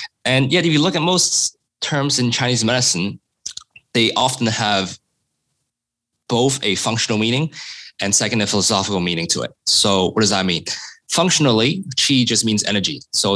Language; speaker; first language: English; non-native, local second language; Cantonese